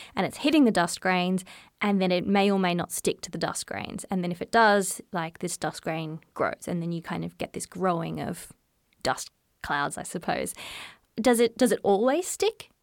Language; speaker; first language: English; native; English